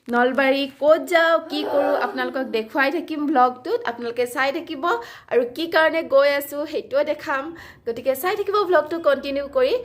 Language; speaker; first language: Assamese; native; Assamese